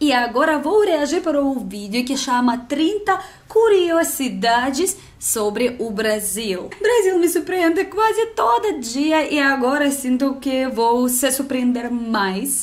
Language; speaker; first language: Portuguese; non-native, learner; Russian